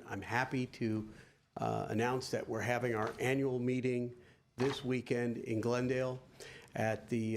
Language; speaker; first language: English; early bilingual, other home language; Armenian